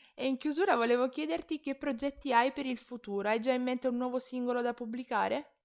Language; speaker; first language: Italian; native; Italian